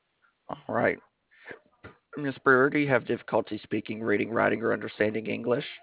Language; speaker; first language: English; native; English